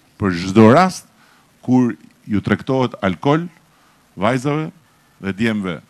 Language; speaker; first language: Albanian; native; Albanian